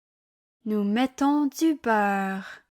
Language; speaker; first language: French; non-native, learner; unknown